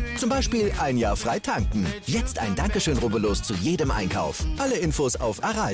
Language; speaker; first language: German; native; German